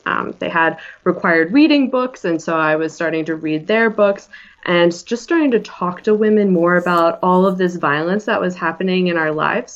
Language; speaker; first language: English; native; English